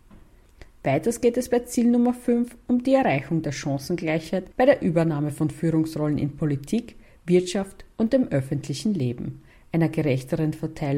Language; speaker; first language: German; native; German